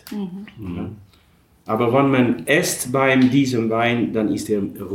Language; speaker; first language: German; non-native, learner; Dutch